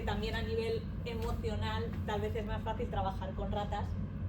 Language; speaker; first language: Spanish; native; Spanish